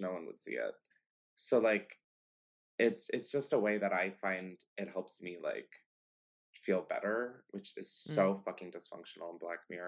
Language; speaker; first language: English; native; English